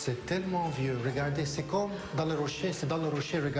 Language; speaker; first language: French; non-native, fluent; Greek